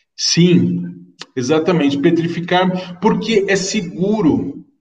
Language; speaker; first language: Portuguese; native; Portuguese